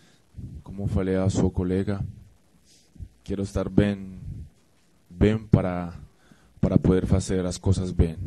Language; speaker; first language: Portuguese; non-native, fluent; Spanish